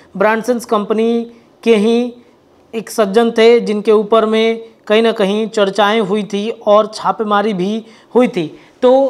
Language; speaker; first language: Hindi; native; Hindi